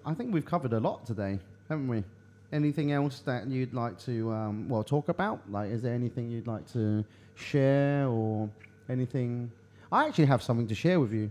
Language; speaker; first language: English; early bilingual, other home language; Cantonese